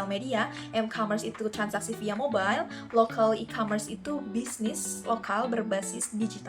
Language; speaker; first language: Indonesian; native; Indonesian